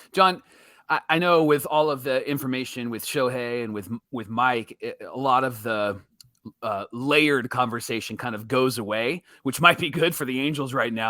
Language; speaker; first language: English; native; English